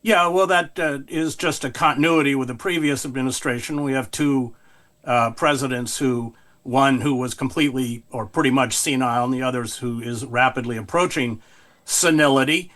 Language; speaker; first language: English; native; English